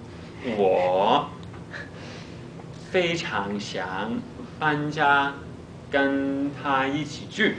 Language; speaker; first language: Chinese; non-native, learner; English